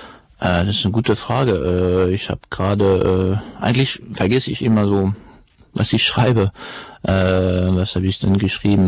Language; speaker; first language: German; non-native, fluent; French